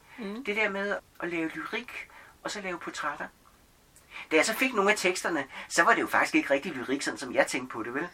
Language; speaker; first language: Danish; native; Danish